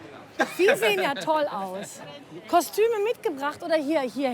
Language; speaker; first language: German; native; German